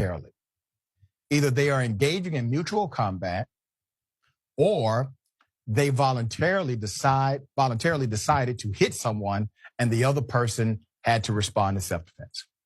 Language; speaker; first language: English; native; English